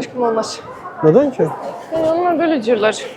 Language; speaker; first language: Turkish; non-native, fluent; Russian